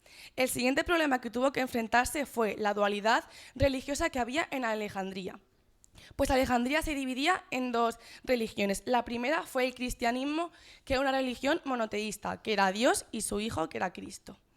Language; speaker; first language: Spanish; native; Spanish